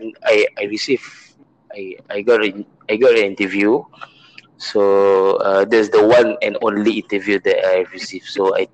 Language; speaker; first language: English; non-native, local second language; Malay